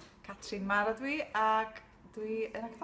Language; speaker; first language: Welsh; native; Welsh